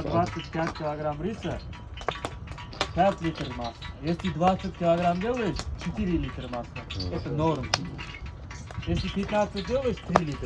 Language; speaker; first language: Russian; non-native, local second language; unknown